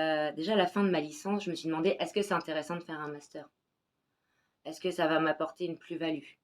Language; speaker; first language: French; native; French